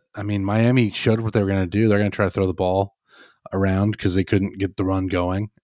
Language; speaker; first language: English; native; English